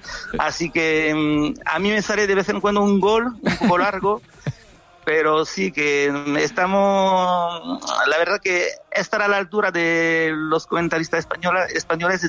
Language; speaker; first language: Spanish; non-native, fluent; French